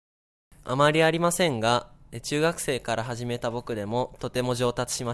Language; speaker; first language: Japanese; native; Japanese